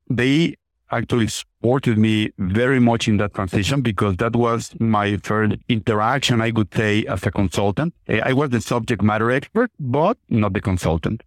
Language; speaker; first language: English; non-native, fluent; Spanish